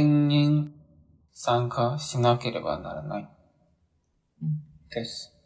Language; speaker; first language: Japanese; non-native, learner; Korean